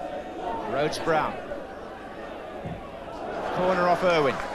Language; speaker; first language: English; native; English